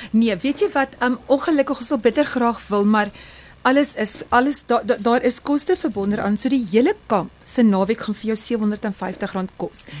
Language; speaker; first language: Afrikaans; native; Afrikaans